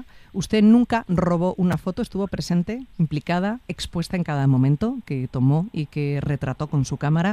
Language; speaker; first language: Spanish; native; Spanish